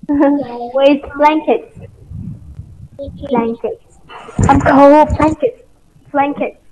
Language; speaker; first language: English; non-native, fluent; Vietnamese